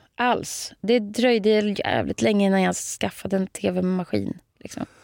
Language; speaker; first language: Swedish; native; Swedish